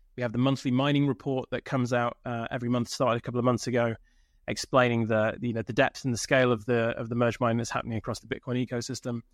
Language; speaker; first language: English; native; English